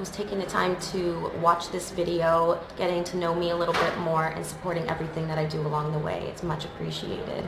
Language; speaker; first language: English; native; English